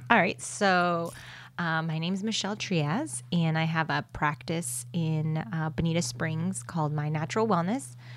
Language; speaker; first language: English; early bilingual, other home language; Spanish